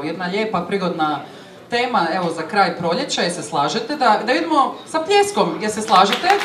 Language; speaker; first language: Croatian; native; Croatian